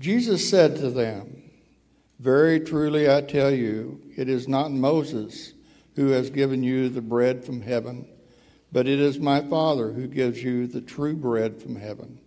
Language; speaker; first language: English; native; English